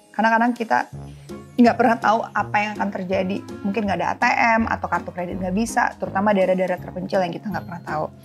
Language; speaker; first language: Indonesian; native; Indonesian